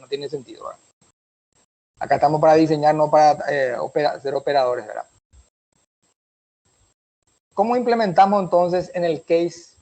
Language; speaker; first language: Spanish; native; Spanish